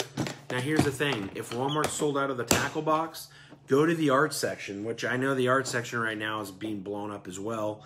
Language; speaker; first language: English; native; English